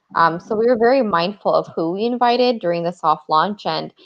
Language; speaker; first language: English; native; English